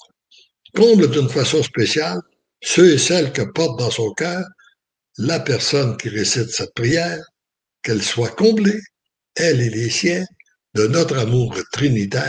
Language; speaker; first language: French; native; French